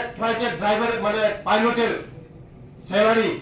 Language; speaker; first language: Bangla; native; Bangla